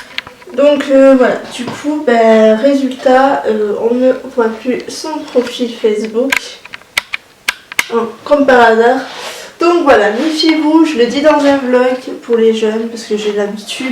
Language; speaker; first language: French; native; French